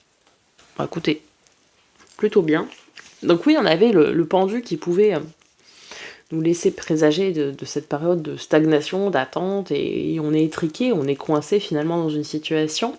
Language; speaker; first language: French; native; French